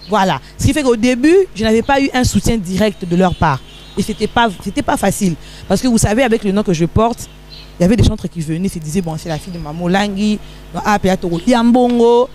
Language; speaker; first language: French; non-native, local second language; Lingala